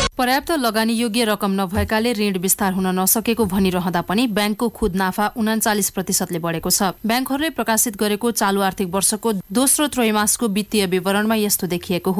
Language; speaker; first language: Nepali; native; Nepali